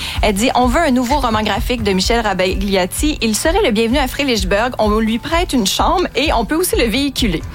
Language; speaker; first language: French; native; French